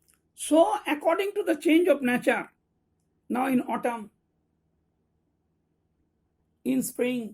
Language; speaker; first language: English; non-native, local second language; Bangla